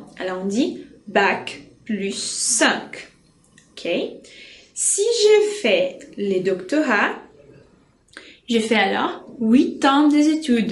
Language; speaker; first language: French; non-native, fluent; Portuguese